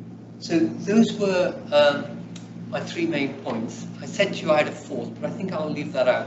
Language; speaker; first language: English; early bilingual, other home language; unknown